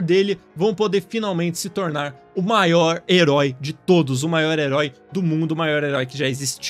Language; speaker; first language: Portuguese; native; Portuguese